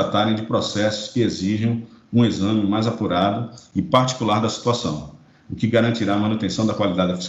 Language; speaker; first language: Portuguese; native; Portuguese